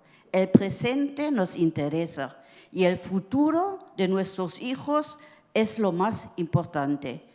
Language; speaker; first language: Spanish; early bilingual, heritage; Spanish